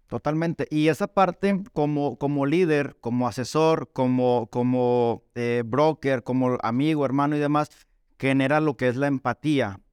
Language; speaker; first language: Spanish; native; Spanish